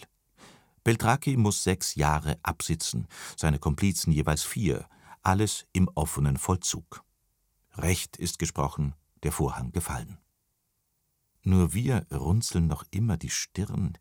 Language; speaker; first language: German; native; German